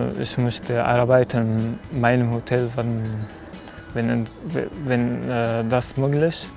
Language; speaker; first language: German; non-native, learner; Arabic